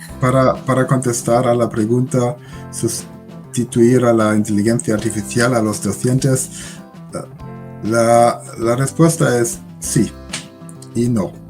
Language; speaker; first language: Spanish; non-native, learner; German